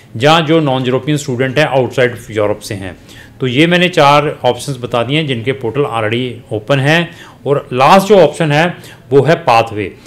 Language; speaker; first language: Hindi; native; Hindi